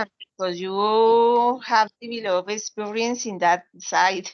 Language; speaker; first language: English; non-native, learner; Spanish